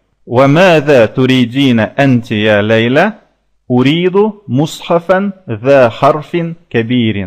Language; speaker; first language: Arabic; non-native, fluent; Russian